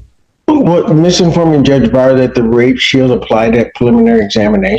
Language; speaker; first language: English; native; English